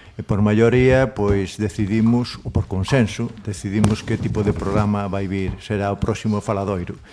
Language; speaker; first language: Galician; non-native, local second language; Spanish